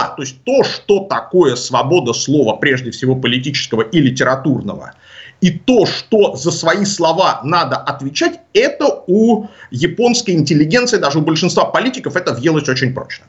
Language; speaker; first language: Russian; native; Russian